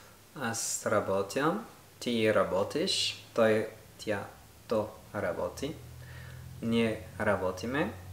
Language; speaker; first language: Bulgarian; non-native, learner; French